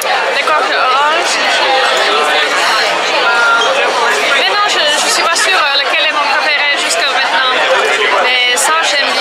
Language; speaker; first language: French; non-native, fluent; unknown